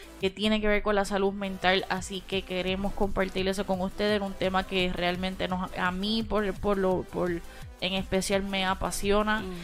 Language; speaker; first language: Spanish; native; Spanish